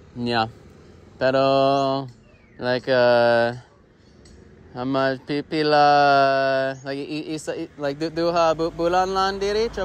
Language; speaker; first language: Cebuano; non-native, learner; English